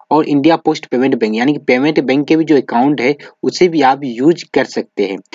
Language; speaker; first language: Hindi; native; Hindi